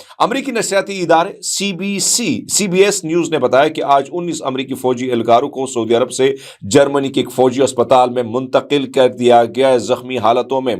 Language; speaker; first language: Urdu; non-native, local second language; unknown